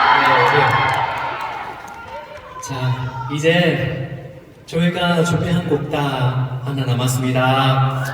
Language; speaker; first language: Korean; non-native, learner; Chinese